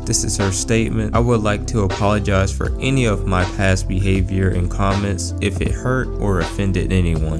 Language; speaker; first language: English; native; English